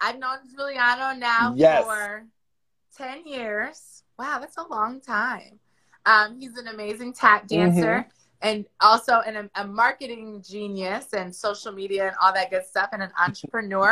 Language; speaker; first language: English; native; English